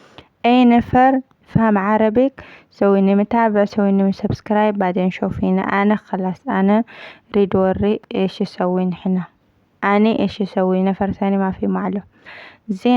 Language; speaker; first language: Arabic; non-native, learner; Amharic